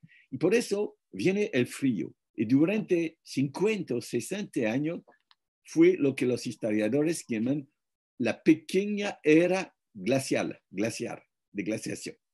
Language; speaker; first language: Spanish; non-native, fluent; French